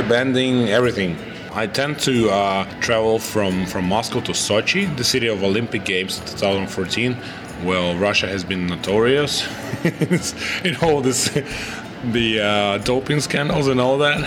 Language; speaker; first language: English; non-native, fluent; Russian